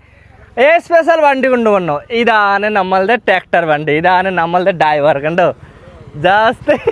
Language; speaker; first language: Malayalam; non-native, learner; Bangla